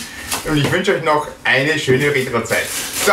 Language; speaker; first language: German; native; German